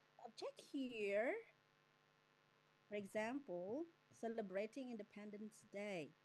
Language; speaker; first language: English; non-native, fluent; Indonesian